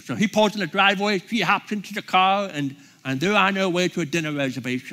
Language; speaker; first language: English; native; English